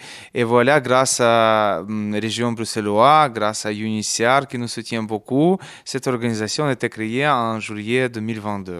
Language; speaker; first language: French; non-native, learner; Ukrainian